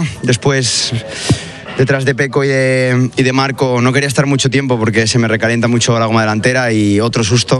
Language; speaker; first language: Spanish; native; Spanish